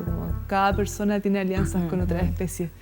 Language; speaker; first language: Spanish; native; Spanish